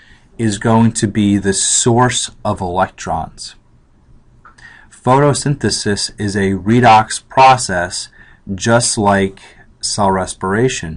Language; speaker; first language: English; native; English